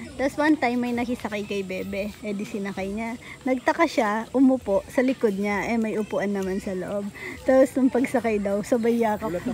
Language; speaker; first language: Filipino; non-native, local second language; Pampanga